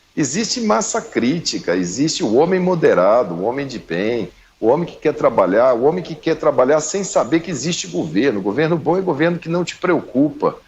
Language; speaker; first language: Portuguese; native; Portuguese